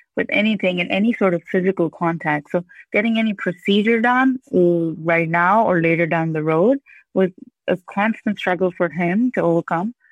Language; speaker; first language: English; non-native, local second language; Urdu